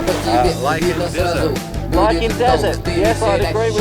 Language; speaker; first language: English; native; English